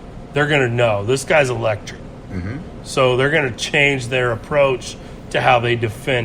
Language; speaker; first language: English; native; English